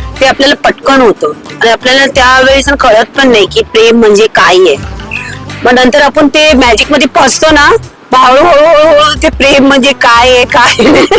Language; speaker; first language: Marathi; non-native, fluent; Nepali